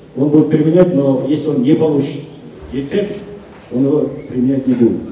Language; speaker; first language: Russian; non-native, local second language; Kazakh